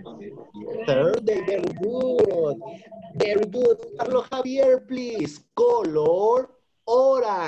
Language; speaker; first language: English; non-native, fluent; Spanish